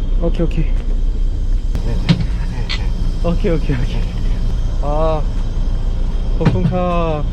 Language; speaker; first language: Thai; non-native, learner; Korean